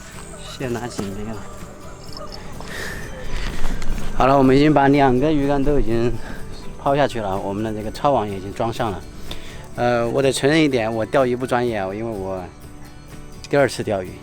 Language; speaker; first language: Chinese; native; Chinese